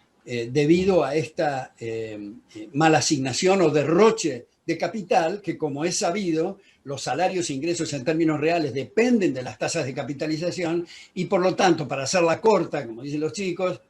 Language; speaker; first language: Spanish; native; Spanish